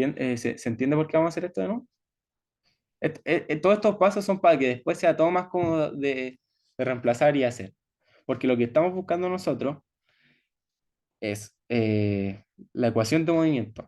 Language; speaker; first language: Spanish; native; Spanish